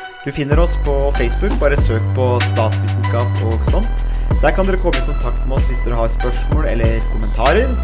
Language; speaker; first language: Norwegian; native; Norwegian